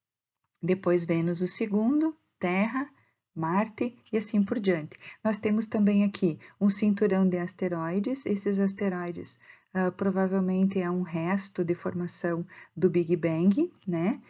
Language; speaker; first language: Portuguese; native; Portuguese